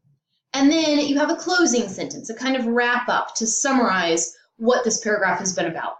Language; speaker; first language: English; native; English